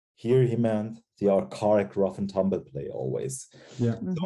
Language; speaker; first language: English; non-native, fluent; German